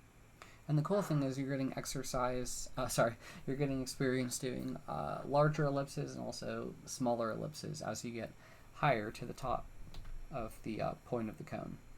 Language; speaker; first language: English; native; English